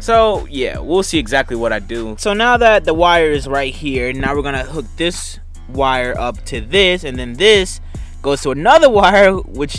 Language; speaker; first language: English; native; English